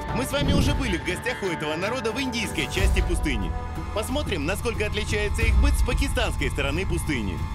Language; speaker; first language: Russian; native; Russian